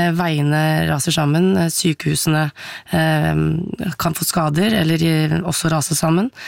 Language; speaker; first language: Norwegian; native; Norwegian